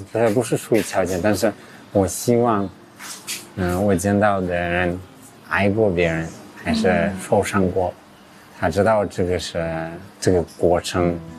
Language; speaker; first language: Chinese; non-native, fluent; English